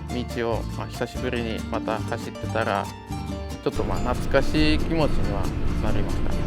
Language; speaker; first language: Japanese; non-native, fluent; Polish